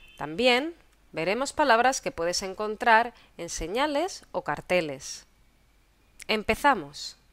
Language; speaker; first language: Spanish; native; Spanish